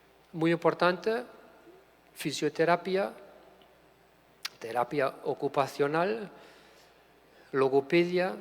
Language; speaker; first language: Spanish; non-native, fluent; German